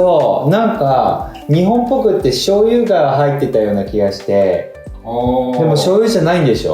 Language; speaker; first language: Japanese; native; Japanese